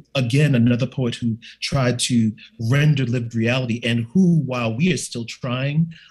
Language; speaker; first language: English; native; English